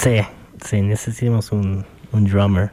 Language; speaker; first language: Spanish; early bilingual, heritage; English